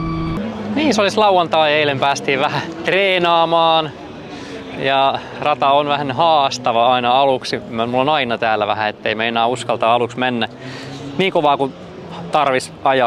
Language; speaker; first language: Finnish; native; Finnish